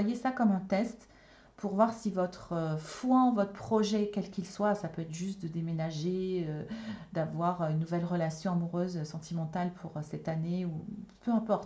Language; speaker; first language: French; native; French